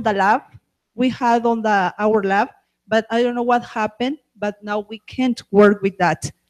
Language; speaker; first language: English; non-native, fluent; Spanish